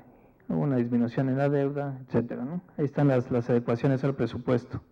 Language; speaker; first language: Spanish; native; Spanish